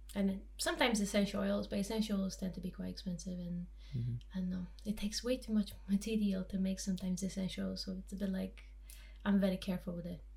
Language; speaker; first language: English; non-native, fluent; Romanian